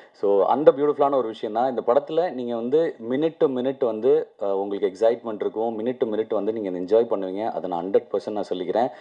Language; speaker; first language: Tamil; native; Tamil